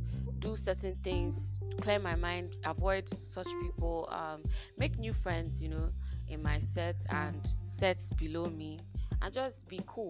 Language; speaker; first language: English; non-native, local second language; Igbo